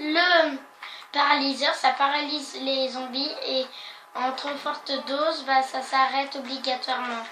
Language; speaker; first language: French; native; French